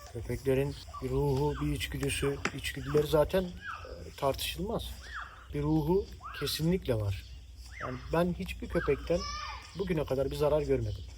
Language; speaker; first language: Turkish; native; Turkish